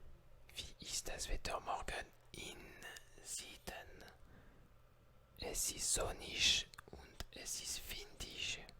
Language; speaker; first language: German; non-native, learner; French